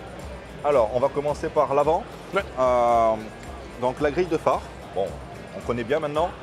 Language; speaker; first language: French; native; French